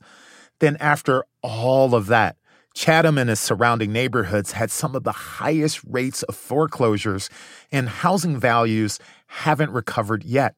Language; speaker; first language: English; native; English